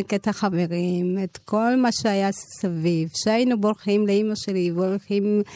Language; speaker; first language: Hebrew; early bilingual, other home language; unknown